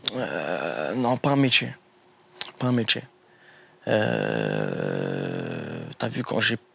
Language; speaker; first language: French; native; French